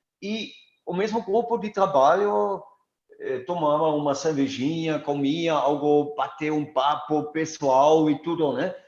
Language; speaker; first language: Portuguese; non-native, fluent; German